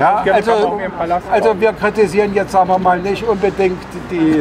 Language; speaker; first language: German; native; German